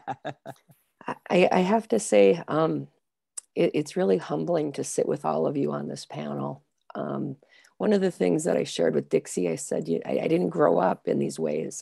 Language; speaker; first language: English; native; English